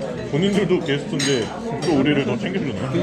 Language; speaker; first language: Korean; native; Korean